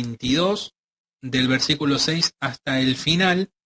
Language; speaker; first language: Spanish; native; Spanish